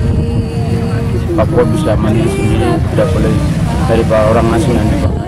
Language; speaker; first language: Indonesian; non-native, local second language; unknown